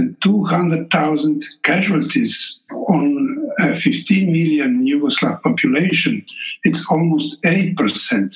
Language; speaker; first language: English; non-native, fluent; Slovenian